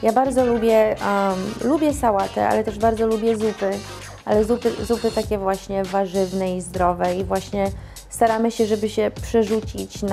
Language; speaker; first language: Polish; early bilingual, heritage; Polish